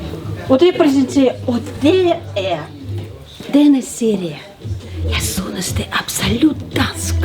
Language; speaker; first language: Danish; non-native, learner; Russian